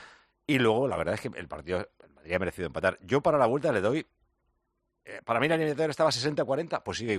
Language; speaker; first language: Spanish; native; Spanish